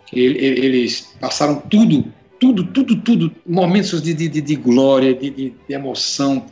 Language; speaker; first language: Portuguese; native; Portuguese